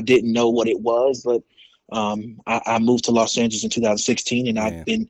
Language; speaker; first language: English; native; English